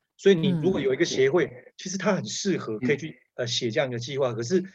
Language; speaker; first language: Chinese; native; Chinese